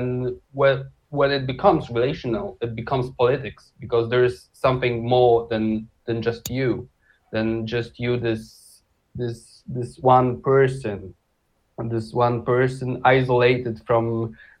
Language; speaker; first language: English; non-native, fluent; Polish